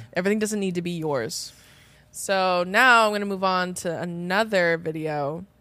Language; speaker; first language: English; native; English